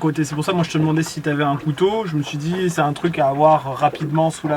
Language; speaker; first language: French; native; French